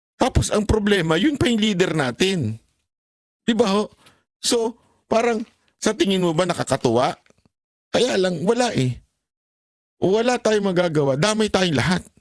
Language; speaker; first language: Filipino; native; Filipino